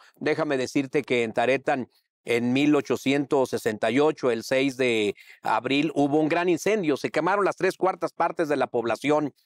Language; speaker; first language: Spanish; native; Spanish